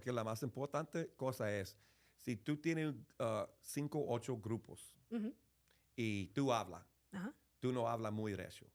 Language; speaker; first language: Spanish; early bilingual, heritage; English